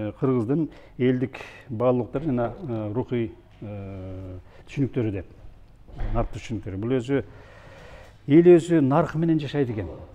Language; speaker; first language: Kyrgyz; native; Kyrgyz